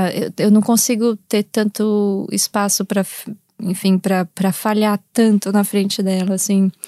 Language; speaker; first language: Portuguese; native; Portuguese